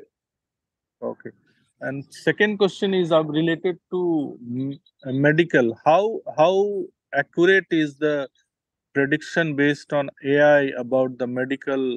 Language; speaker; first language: English; non-native, local second language; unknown